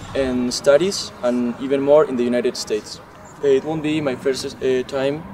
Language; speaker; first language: English; non-native, learner; Spanish